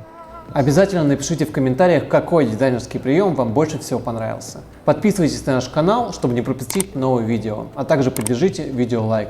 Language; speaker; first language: Russian; native; Russian